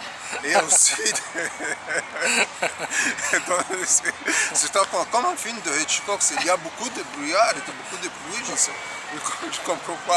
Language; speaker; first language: French; non-native, learner; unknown